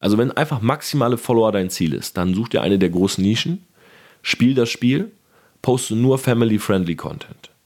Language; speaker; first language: German; native; German